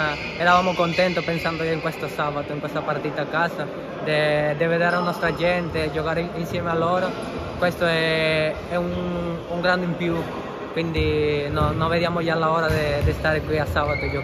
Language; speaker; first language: Italian; non-native, fluent; Spanish